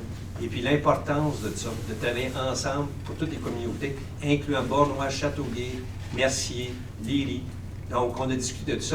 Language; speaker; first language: French; native; French